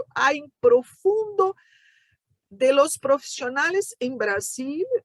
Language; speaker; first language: Spanish; non-native, fluent; Portuguese